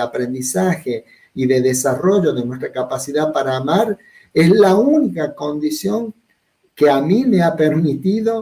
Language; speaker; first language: Spanish; native; Spanish